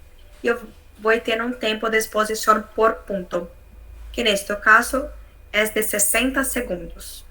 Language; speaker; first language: Spanish; non-native, learner; Portuguese